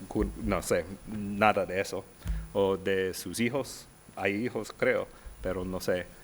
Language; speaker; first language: Spanish; non-native, learner; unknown